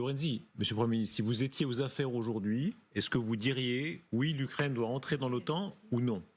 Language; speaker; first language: French; native; French